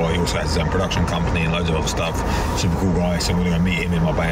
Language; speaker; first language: English; native; English